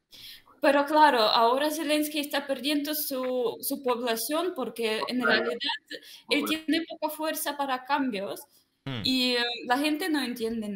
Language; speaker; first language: Spanish; non-native, fluent; Russian